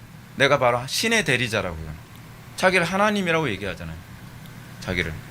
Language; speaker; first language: Korean; native; Korean